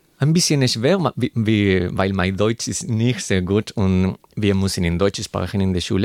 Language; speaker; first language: German; non-native, learner; Spanish